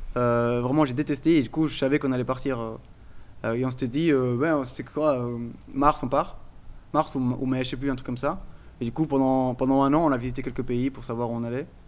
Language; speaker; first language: French; non-native, fluent; Portuguese